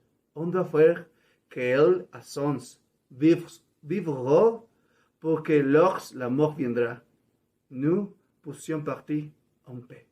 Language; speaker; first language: French; non-native, learner; Spanish